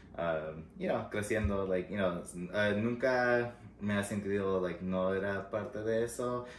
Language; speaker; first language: Spanish; early bilingual, heritage; Spanish